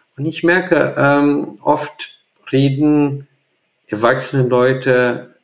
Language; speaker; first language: German; non-native, fluent; Portuguese